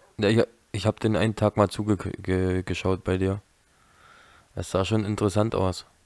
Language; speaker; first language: German; native; German